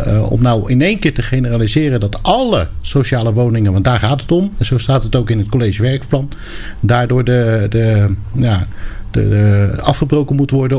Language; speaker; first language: Dutch; native; Dutch